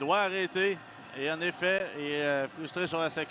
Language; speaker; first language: French; native; French